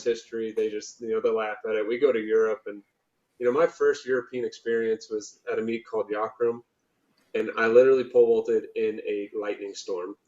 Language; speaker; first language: English; native; English